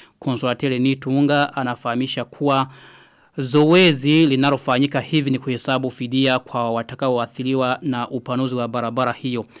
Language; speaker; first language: Swahili; non-native, local second language; Rundi